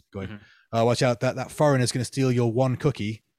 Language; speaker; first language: English; native; English